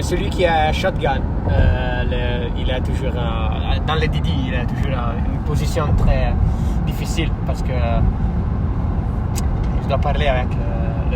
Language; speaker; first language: French; non-native, fluent; Italian